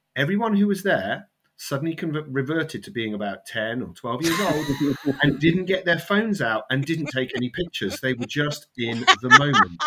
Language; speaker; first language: English; native; English